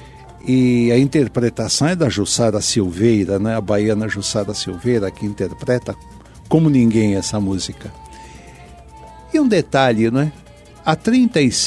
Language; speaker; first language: Portuguese; native; Portuguese